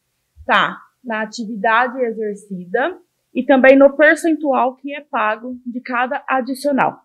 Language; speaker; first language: Portuguese; native; Portuguese